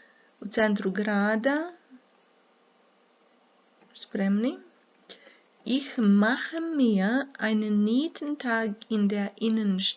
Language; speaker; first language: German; non-native, fluent; Serbian